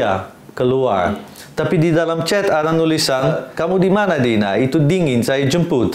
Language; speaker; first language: Indonesian; non-native, fluent; Dutch